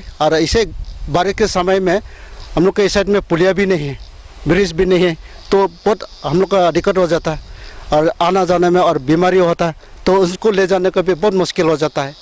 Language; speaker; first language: Hindi; non-native, local second language; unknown